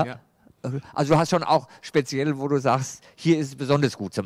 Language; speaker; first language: German; native; German